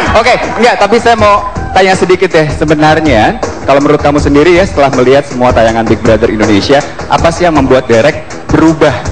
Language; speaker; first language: Indonesian; native; Indonesian